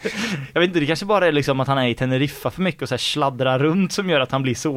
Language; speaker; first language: Swedish; native; Swedish